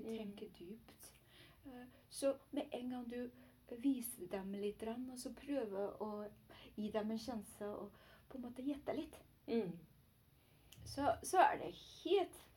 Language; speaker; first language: Norwegian; non-native, learner; Chinese